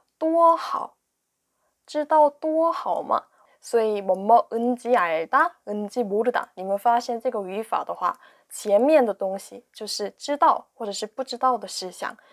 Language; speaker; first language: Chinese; non-native, fluent; Korean